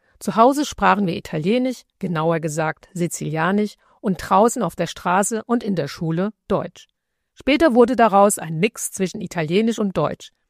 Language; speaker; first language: German; early bilingual, other home language; Italian